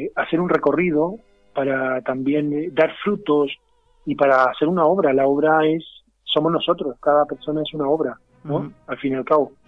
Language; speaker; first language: Spanish; native; Spanish